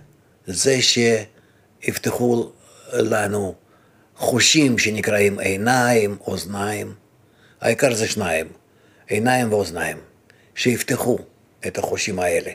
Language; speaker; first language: Hebrew; non-native, fluent; Russian